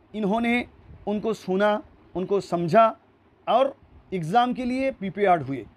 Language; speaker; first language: Hindi; non-native, local second language; Urdu